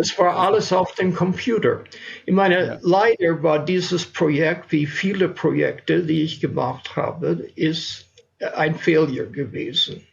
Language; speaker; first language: German; non-native, fluent; English